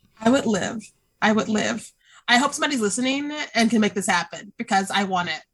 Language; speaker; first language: English; native; English